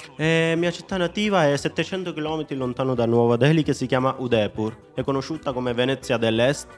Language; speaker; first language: Italian; non-native, fluent; Hindi